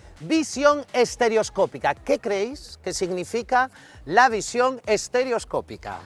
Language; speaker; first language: Spanish; native; Spanish